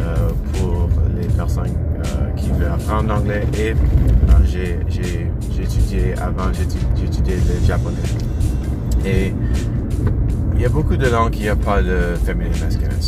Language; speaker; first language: French; non-native, learner; English